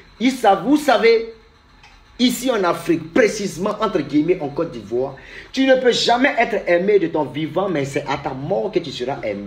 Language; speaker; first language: French; native; French